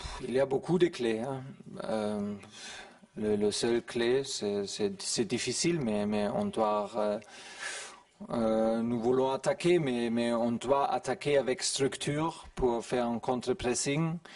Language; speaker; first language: French; non-native, learner; German